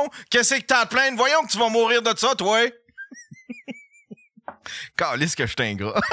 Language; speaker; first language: French; native; French